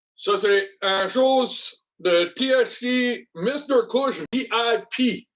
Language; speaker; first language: French; non-native, learner; English